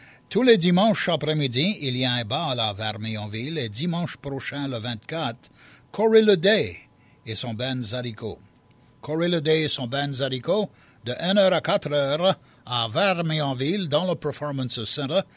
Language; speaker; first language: French; early bilingual, heritage; French